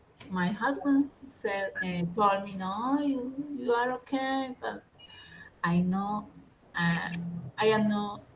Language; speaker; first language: English; non-native, learner; Spanish